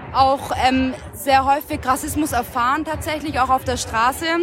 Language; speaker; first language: German; native; German